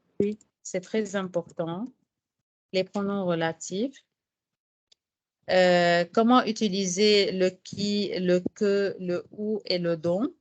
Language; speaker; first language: French; non-native, fluent; Arabic